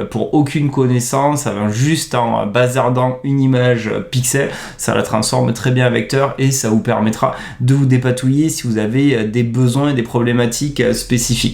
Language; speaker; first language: French; native; French